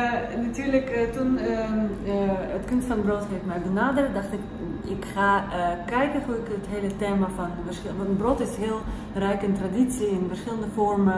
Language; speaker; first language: Dutch; non-native, fluent; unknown